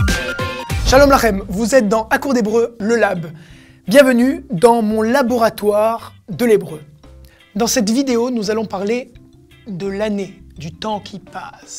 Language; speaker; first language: French; native; French